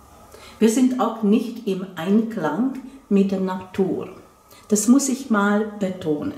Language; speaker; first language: German; non-native, fluent; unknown